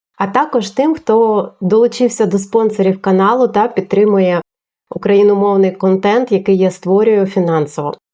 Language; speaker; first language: Ukrainian; non-native, local second language; Russian